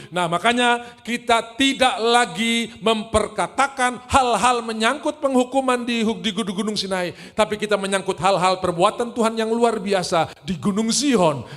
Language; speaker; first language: Indonesian; native; Indonesian